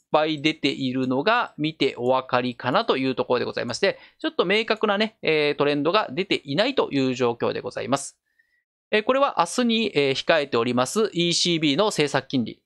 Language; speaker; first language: Japanese; native; Japanese